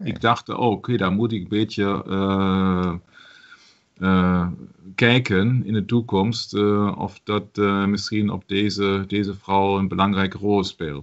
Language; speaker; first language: Dutch; non-native, learner; German